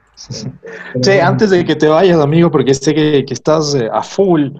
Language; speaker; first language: Spanish; native; Spanish